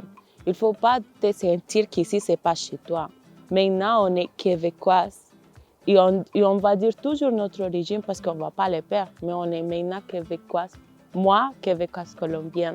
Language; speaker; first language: French; non-native, fluent; Spanish